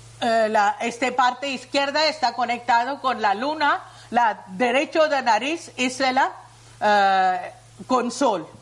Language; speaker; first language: Spanish; non-native, learner; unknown